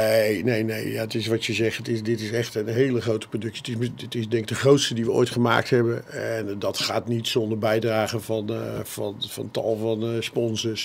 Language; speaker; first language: Dutch; native; Dutch